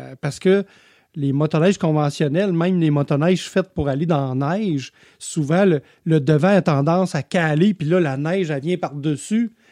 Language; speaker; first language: French; native; French